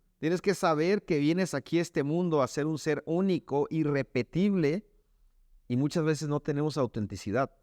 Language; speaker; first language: Spanish; native; Spanish